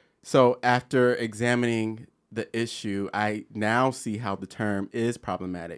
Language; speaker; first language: English; native; English